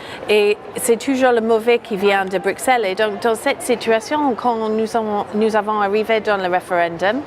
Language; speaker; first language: French; non-native, fluent; English